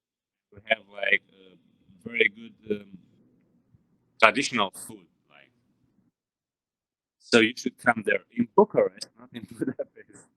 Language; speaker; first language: English; non-native, learner; Romanian